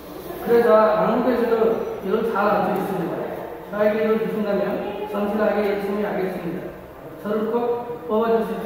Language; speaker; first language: Korean; non-native, learner; Nepali